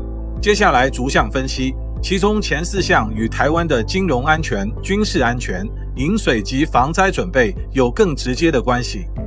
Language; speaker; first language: Chinese; native; Chinese